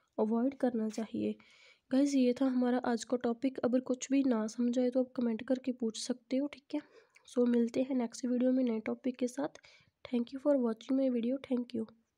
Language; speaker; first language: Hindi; non-native, local second language; Punjabi